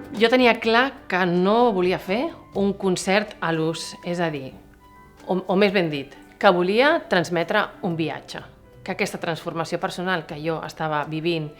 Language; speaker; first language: Catalan; native; Catalan